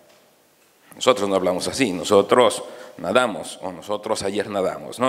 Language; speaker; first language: Spanish; native; Spanish